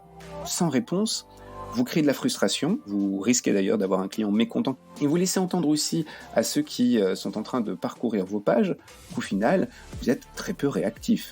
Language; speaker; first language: French; native; French